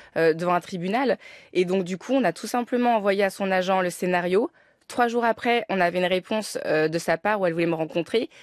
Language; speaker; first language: French; native; French